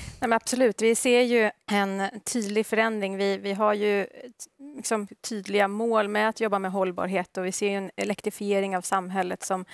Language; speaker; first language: Swedish; native; Swedish